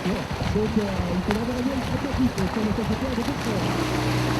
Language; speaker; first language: French; native; French